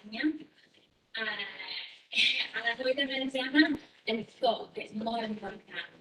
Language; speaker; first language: Catalan; non-native, fluent; English